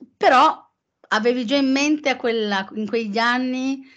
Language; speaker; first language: Italian; native; Italian